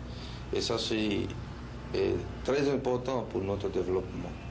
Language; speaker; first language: French; non-native, fluent; Spanish